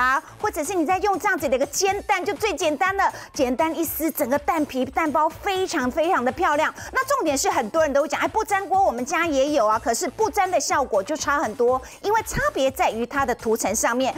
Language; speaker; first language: Chinese; native; Chinese